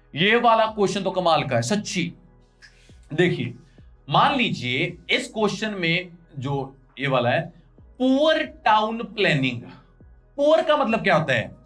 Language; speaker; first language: Hindi; non-native, local second language; Punjabi